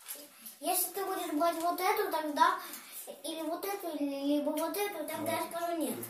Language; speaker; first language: Russian; early bilingual, other home language; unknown